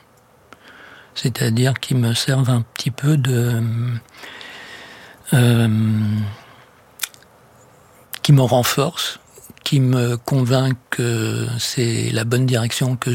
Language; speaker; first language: French; native; French